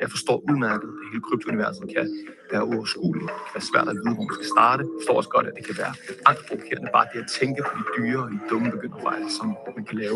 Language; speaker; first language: Danish; native; Danish